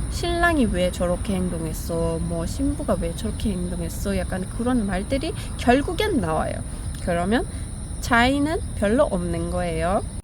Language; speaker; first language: Korean; non-native, fluent; Persian